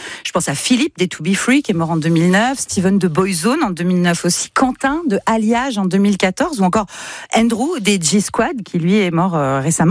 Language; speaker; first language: French; native; French